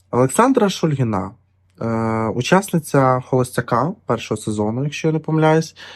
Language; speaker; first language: Ukrainian; non-native, local second language; Russian